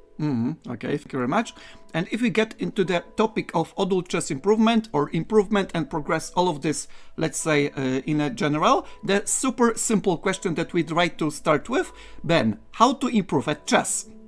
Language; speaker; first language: English; non-native, fluent; Polish